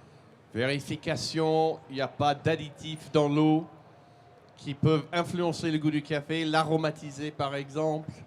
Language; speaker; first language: French; native; French